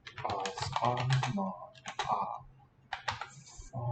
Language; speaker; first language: Hungarian; non-native, learner; English